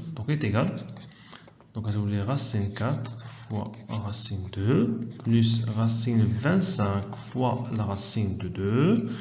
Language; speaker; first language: French; non-native, local second language; Arabic